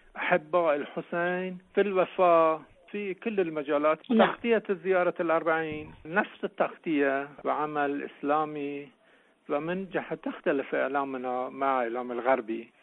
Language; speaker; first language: Arabic; non-native, local second language; Persian